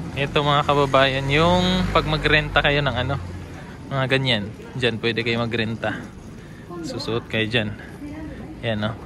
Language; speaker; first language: Filipino; native; Filipino